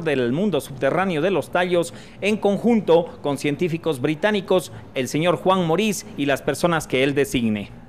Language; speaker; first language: Spanish; native; Spanish